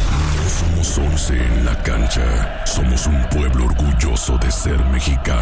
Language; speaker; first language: Spanish; native; Spanish